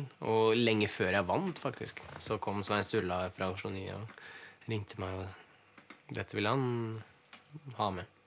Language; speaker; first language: Norwegian; early bilingual, other home language; Russian